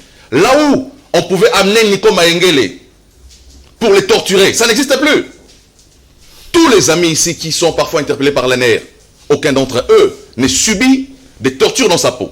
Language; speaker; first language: French; non-native, local second language; Lingala